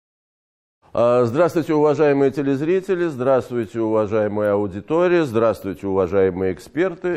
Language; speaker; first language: Russian; native; Russian